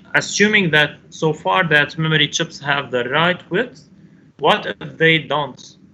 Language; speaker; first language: English; non-native, local second language; Arabic